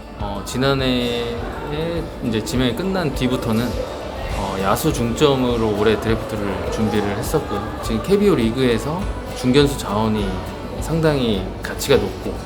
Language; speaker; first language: Korean; native; Korean